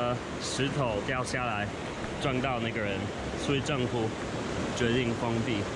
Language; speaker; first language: Chinese; non-native, fluent; English